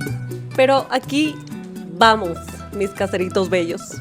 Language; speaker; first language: Spanish; native; Spanish